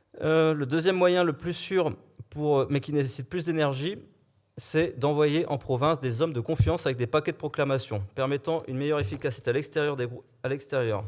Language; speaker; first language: French; native; French